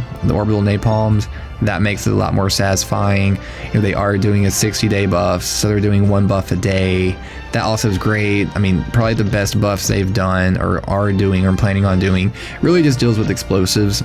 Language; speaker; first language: English; native; English